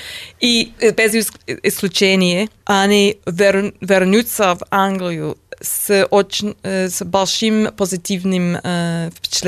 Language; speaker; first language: Russian; non-native, learner; English